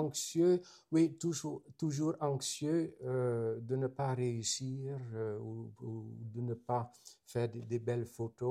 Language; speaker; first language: French; non-native, fluent; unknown